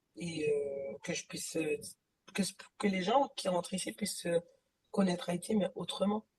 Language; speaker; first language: French; early bilingual, other home language; Haitian Creole